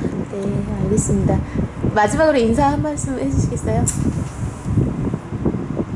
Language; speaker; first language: Korean; native; Korean